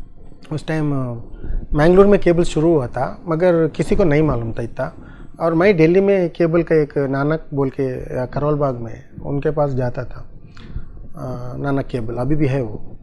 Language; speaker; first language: Hindi; non-native, local second language; Tulu